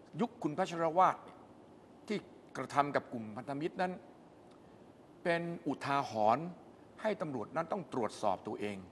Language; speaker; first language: Thai; native; Thai